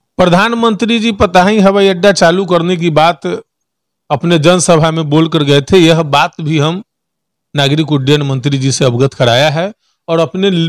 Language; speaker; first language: Hindi; native; Hindi